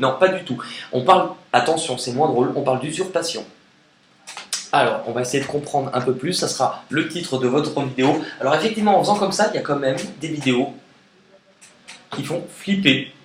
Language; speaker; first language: French; native; French